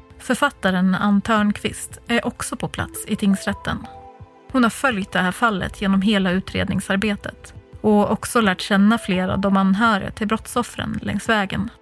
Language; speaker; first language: Swedish; native; Swedish